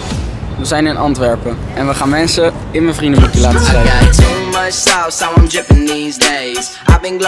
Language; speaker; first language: Dutch; native; Dutch